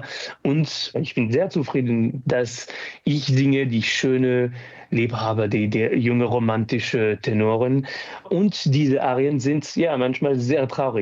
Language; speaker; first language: German; non-native, fluent; French